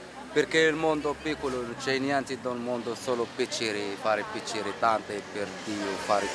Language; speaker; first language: Italian; non-native, learner; Arabic